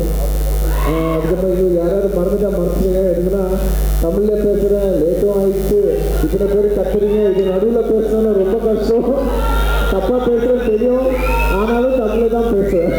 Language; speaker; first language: Tamil; non-native, local second language; Telugu